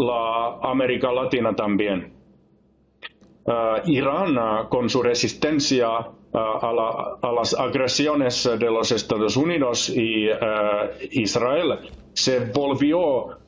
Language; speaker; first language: Spanish; non-native, fluent; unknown